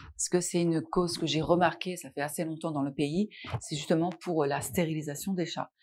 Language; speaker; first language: French; non-native, local second language; Arabic